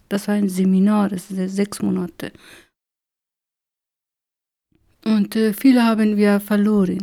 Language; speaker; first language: German; non-native, learner; Persian